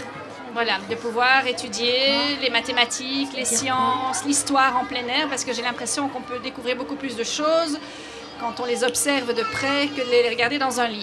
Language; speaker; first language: French; native; French